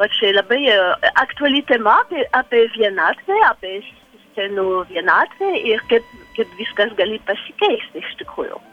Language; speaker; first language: Lithuanian; early bilingual, heritage; French